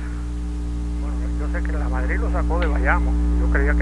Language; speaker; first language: Spanish; native; Spanish